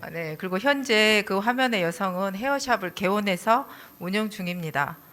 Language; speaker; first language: Korean; native; Korean